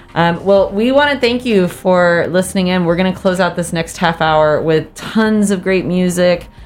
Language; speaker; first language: English; native; English